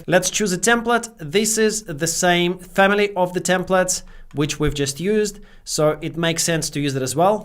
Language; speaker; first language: English; native; English